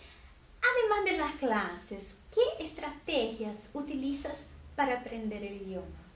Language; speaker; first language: Spanish; non-native, fluent; Portuguese